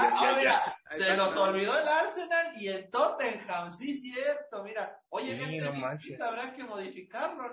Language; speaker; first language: Spanish; native; Spanish